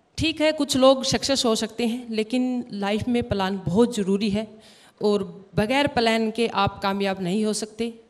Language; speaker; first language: Hindi; native; Hindi